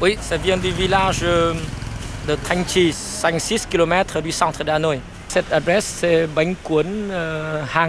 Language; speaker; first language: French; non-native, fluent; Vietnamese